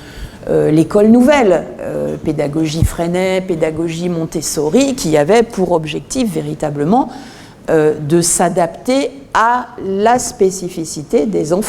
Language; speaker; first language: French; native; French